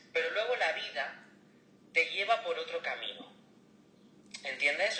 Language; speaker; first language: Spanish; native; Spanish